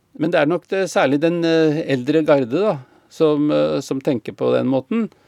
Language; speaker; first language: Norwegian; native; Norwegian